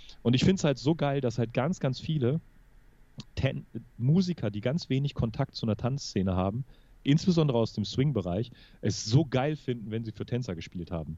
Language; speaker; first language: German; native; German